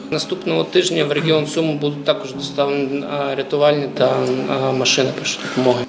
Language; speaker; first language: Ukrainian; non-native, fluent; German